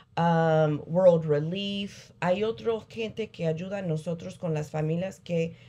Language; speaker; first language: Spanish; early bilingual, heritage; Spanish